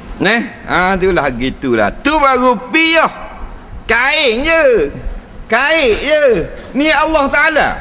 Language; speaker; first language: Malay; native; Malay